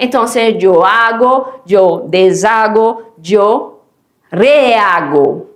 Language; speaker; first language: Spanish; non-native, fluent; Portuguese